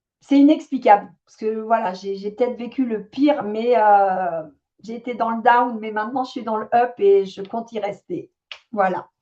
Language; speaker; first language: French; native; French